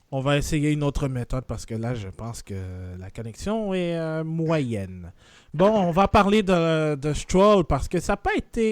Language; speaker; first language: French; native; French